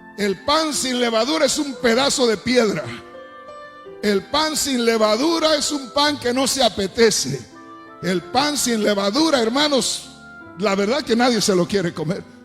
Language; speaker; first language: Spanish; native; Spanish